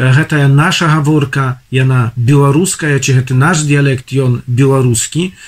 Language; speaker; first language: Belarusian; native; Belarusian